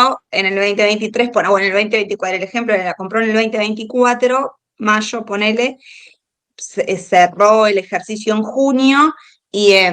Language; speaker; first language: Spanish; native; Spanish